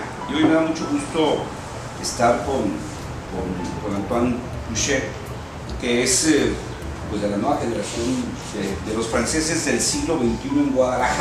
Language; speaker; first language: Spanish; native; Spanish